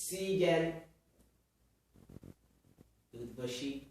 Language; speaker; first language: Hungarian; non-native, learner; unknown